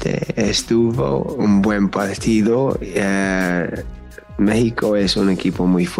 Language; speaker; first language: Spanish; non-native, learner; English